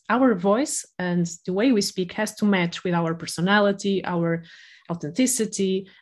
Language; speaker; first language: English; non-native, fluent; Portuguese